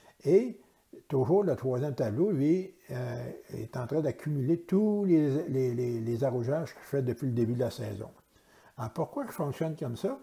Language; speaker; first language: French; native; French